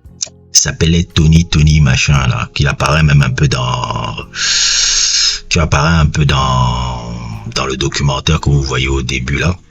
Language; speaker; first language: French; native; French